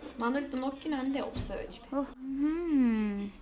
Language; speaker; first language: Korean; non-native, learner; Turkish